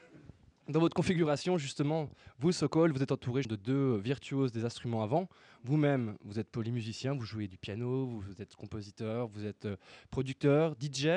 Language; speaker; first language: French; native; French